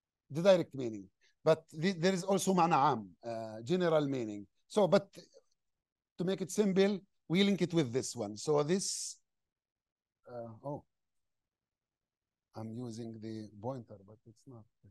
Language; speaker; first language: English; non-native, fluent; Arabic